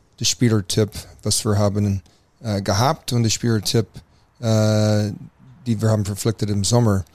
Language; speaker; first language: German; non-native, fluent; English